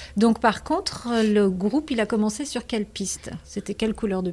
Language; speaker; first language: French; native; French